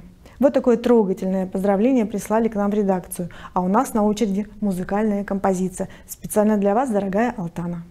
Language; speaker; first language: Russian; native; Russian